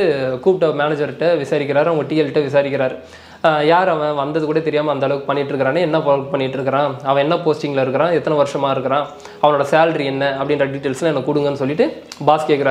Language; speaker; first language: Tamil; native; Tamil